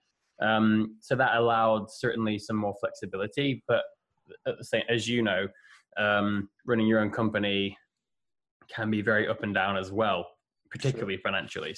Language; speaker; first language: English; native; English